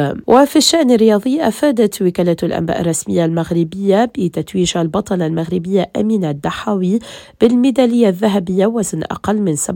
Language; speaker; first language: Arabic; native; Arabic